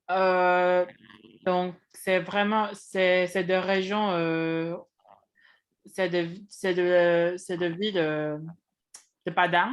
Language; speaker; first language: French; non-native, fluent; Indonesian